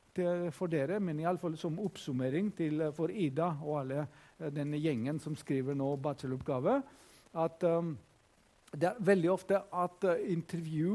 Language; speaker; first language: Norwegian; non-native, fluent; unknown